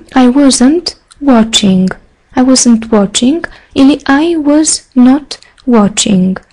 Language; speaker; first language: English; non-native, fluent; Bulgarian